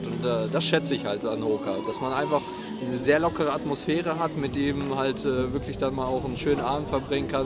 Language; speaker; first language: German; native; German